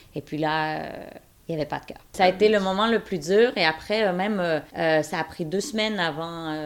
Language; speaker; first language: French; native; French